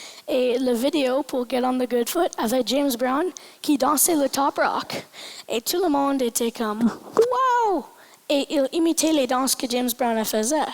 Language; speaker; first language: French; non-native, local second language; English